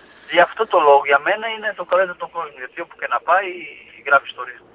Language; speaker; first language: Greek; non-native, fluent; Portuguese